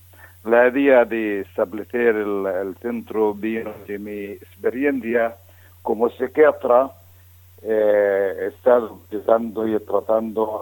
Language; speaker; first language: Spanish; non-native, fluent; Arabic